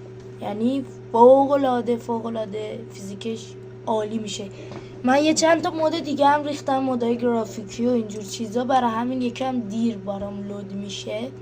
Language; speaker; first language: Persian; native; Persian